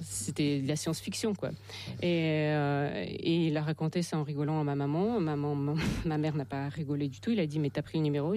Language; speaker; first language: French; non-native, fluent; Russian